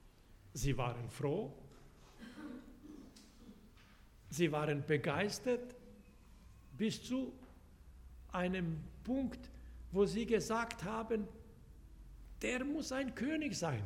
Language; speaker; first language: German; non-native, fluent; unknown